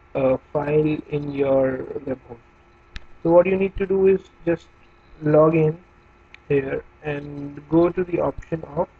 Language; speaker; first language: English; non-native, local second language; Hindi